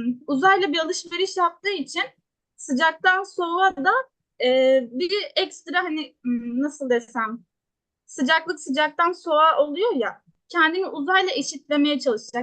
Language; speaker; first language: Turkish; native; Turkish